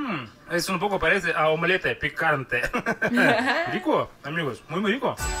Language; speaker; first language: Spanish; non-native, fluent; Russian